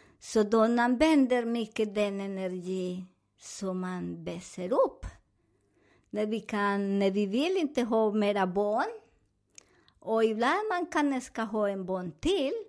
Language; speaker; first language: Swedish; non-native, fluent; Spanish